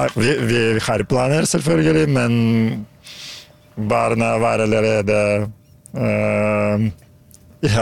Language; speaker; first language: Norwegian; non-native, learner; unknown